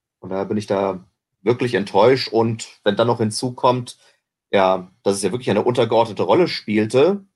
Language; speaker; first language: German; native; German